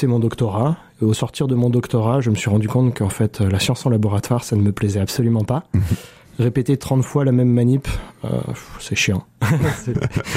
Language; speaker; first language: French; native; French